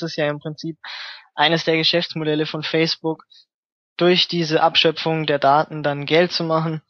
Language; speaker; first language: German; native; German